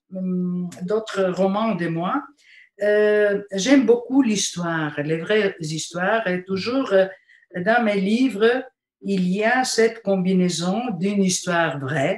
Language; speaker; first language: French; non-native, fluent; Bulgarian